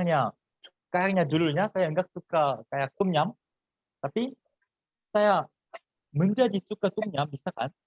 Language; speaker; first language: Indonesian; non-native, fluent; Korean